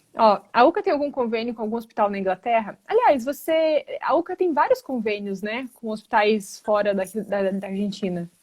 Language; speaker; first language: Portuguese; native; Portuguese